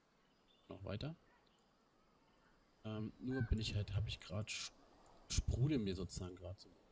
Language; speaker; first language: German; native; German